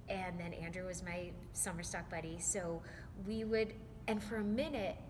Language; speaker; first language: English; native; English